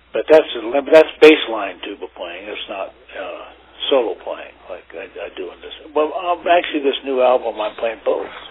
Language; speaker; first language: English; native; English